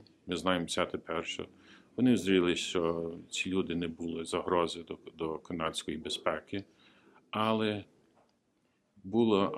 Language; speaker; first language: Ukrainian; early bilingual, heritage; Ukrainian